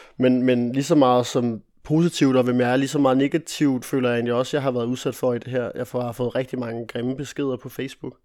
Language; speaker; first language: Danish; early bilingual, other home language; Italian